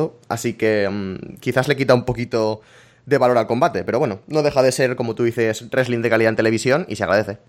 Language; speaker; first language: Spanish; native; Spanish